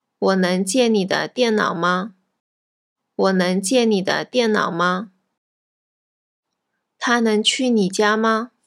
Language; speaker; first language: Chinese; non-native, fluent; Japanese